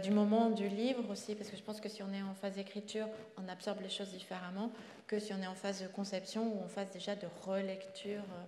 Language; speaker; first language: French; non-native, fluent; Spanish